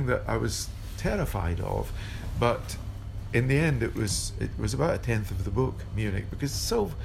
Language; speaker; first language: English; native; English